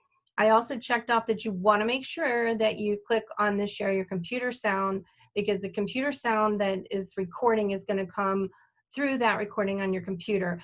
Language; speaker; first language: English; native; English